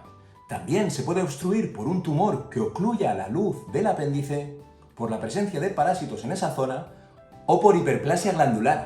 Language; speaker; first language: Spanish; native; Spanish